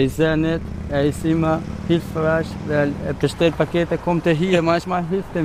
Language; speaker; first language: German; non-native, learner; Albanian